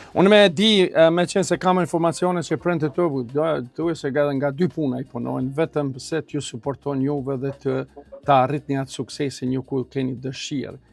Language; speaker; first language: Albanian; native; Albanian